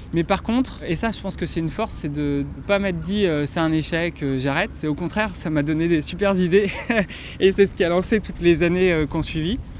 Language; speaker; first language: French; native; French